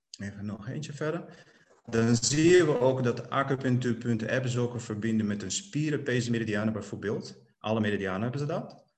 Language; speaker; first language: Dutch; non-native, fluent; Portuguese